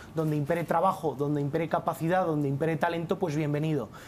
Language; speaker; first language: Spanish; native; Spanish